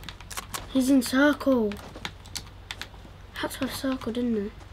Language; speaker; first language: English; native; English